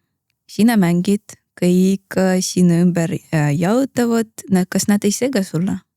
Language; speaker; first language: Estonian; non-native, local second language; Russian